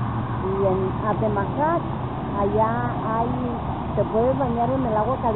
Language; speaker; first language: Spanish; native; Spanish